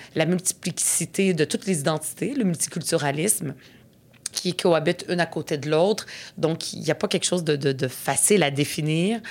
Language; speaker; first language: French; early bilingual, other home language; Arabic